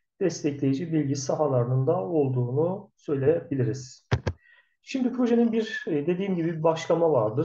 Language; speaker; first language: Turkish; native; Turkish